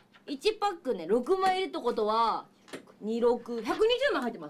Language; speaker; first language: Japanese; native; Japanese